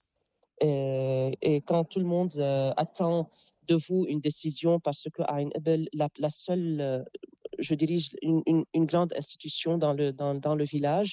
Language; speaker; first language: French; non-native, local second language; Arabic